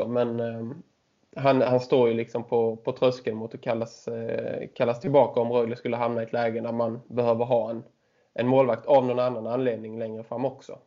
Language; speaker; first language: Swedish; native; Swedish